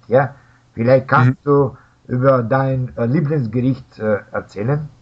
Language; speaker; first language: German; non-native, fluent; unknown